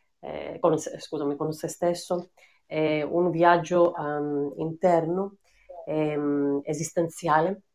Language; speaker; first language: Italian; non-native, fluent; Greek